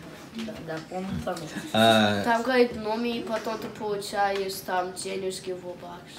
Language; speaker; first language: Russian; early bilingual, heritage; Russian